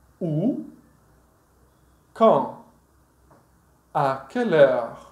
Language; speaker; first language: French; non-native, fluent; Portuguese